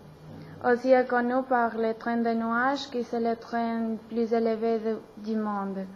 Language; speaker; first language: French; non-native, learner; Spanish